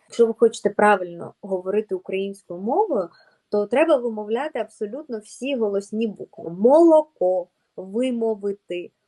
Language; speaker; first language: Ukrainian; non-native, local second language; Russian